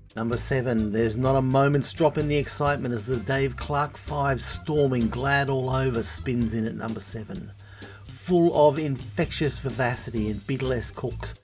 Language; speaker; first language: English; native; English